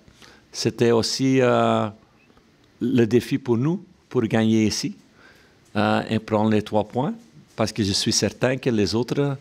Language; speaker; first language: French; non-native, local second language; Dutch